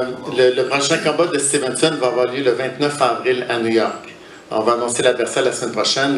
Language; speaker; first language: French; native; French